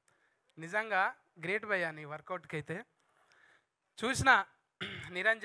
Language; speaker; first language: Telugu; native; Telugu